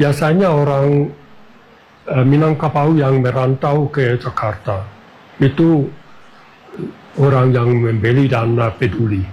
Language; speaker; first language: Indonesian; non-native, fluent; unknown